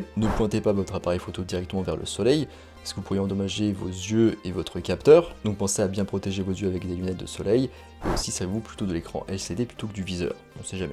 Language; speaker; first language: French; native; French